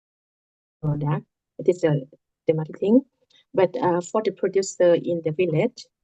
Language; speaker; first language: English; non-native, learner; Lao